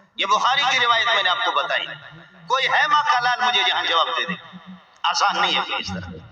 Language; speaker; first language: Urdu; non-native, local second language; Baluchi